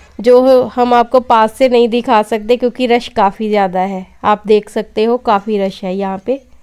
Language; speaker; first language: Hindi; native; Hindi